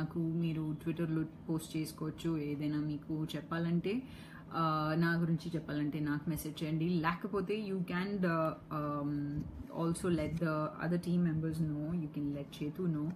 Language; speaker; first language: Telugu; non-native, local second language; Hindi